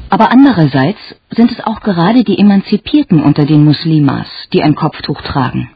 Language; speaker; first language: German; native; German